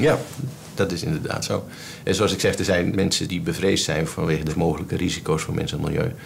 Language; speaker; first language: Dutch; native; Dutch